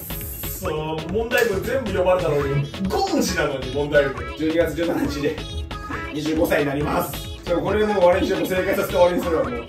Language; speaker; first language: Japanese; native; Japanese